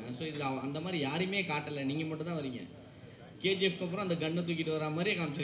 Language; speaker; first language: Tamil; native; Tamil